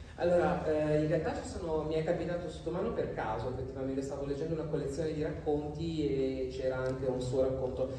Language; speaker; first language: Italian; native; Italian